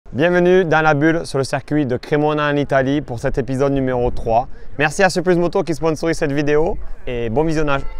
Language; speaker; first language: French; native; French